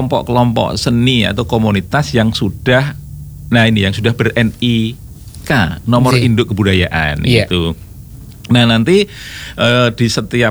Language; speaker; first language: Indonesian; native; Indonesian